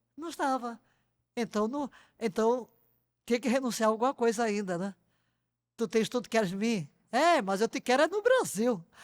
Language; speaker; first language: Portuguese; native; Portuguese